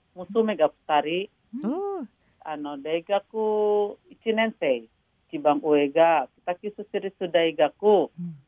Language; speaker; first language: Japanese; non-native, fluent; Indonesian